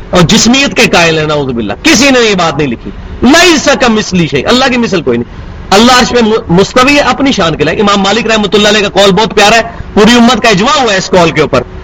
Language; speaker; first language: Urdu; non-native, local second language; Punjabi